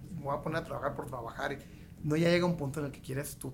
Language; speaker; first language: Spanish; native; Spanish